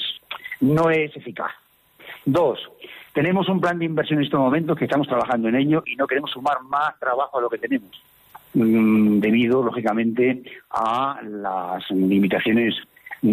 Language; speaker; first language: Spanish; native; Spanish